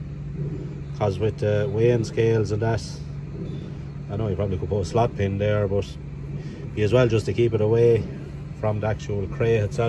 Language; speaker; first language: English; native; English